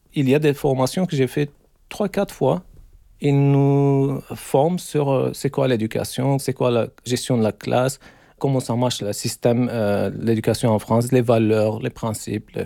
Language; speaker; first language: French; non-native, learner; Turkish